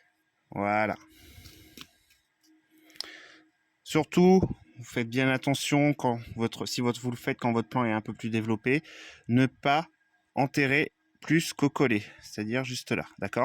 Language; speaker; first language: French; native; French